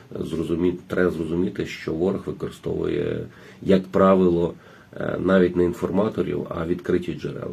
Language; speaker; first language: Ukrainian; native; Ukrainian